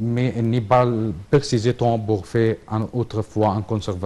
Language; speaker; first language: French; non-native, learner; Arabic